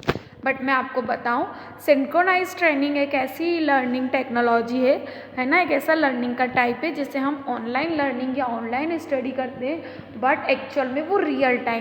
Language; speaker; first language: Hindi; native; Hindi